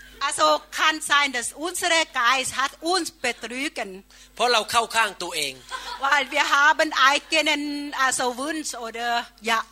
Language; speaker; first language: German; non-native, learner; Thai